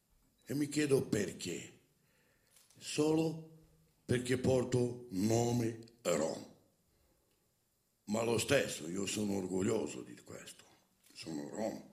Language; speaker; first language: Italian; non-native, fluent; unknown